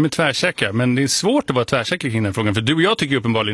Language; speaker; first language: Swedish; native; Swedish